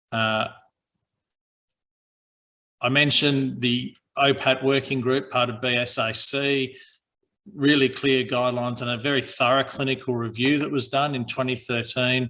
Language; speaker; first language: English; native; English